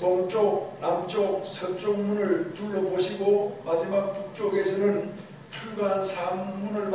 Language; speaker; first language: Korean; native; Korean